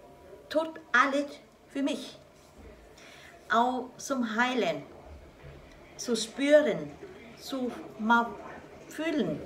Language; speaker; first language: German; non-native, learner; Vietnamese